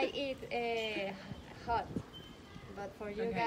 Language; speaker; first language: English; non-native, learner; Spanish